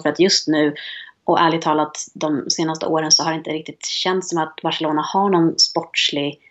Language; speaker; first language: Swedish; native; Swedish